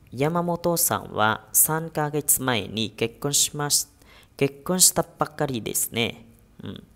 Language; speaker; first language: Japanese; non-native, fluent; Vietnamese